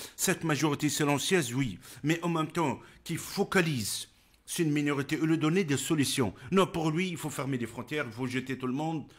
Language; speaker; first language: French; non-native, local second language; Arabic